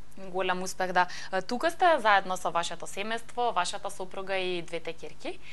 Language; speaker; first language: Macedonian; native; Macedonian